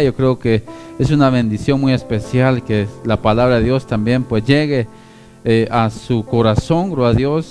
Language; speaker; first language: Spanish; native; Spanish